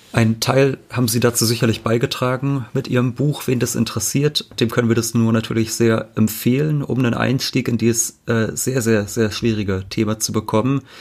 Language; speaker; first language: German; native; German